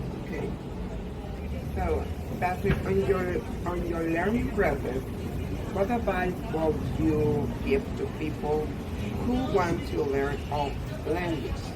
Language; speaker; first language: English; non-native, learner; Spanish